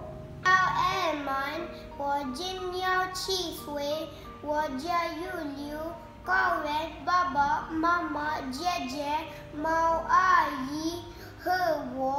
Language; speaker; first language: Chinese; non-native, learner; Malay